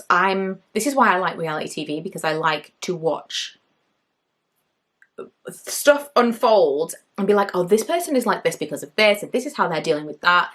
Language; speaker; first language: English; native; English